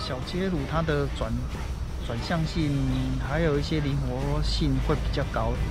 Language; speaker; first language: Chinese; native; Chinese